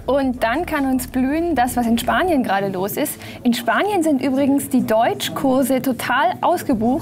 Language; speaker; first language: German; native; German